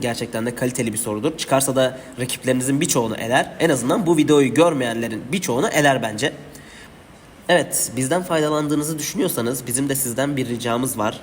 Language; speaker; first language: Turkish; native; Turkish